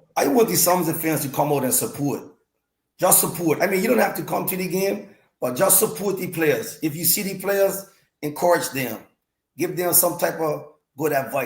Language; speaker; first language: English; native; English